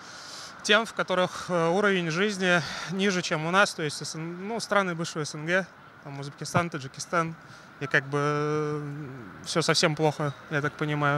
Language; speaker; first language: Russian; native; Russian